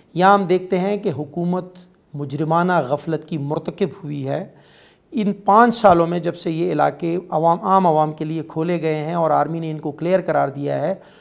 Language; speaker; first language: Urdu; non-native, local second language; Pashto